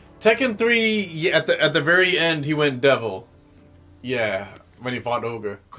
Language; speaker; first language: English; native; English